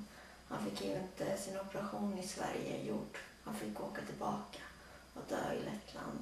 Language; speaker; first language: Swedish; early bilingual, other home language; Latvian